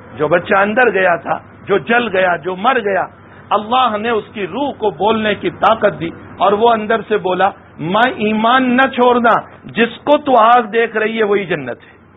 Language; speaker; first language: Urdu; non-native, local second language; Gujarati